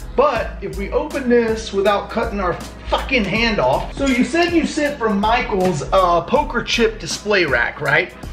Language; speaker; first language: English; native; English